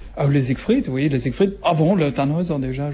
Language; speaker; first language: French; non-native, learner; German